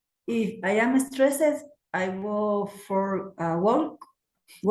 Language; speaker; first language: English; non-native, learner; Spanish